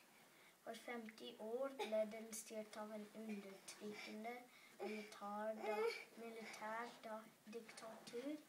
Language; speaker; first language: Norwegian; early bilingual, other home language; English